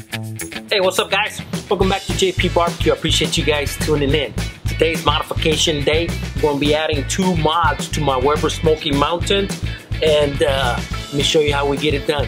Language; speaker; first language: English; native; English